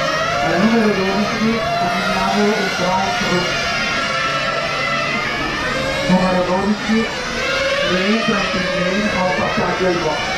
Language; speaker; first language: Italian; native; Italian